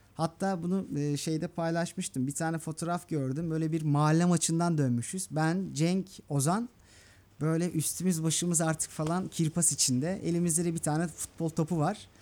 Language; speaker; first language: Turkish; native; Turkish